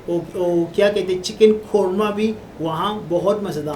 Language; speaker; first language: Hindi; non-native, learner; Arabic